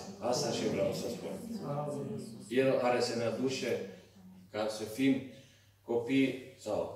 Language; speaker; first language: Romanian; non-native, learner; Serbian